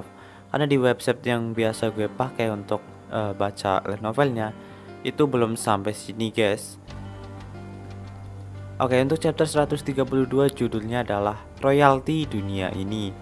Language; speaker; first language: Indonesian; native; Indonesian